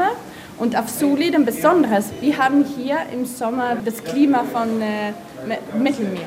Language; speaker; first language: German; non-native, fluent; Swedish